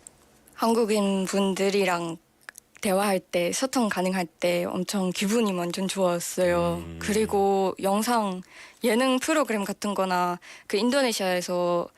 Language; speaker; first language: Korean; non-native, fluent; Indonesian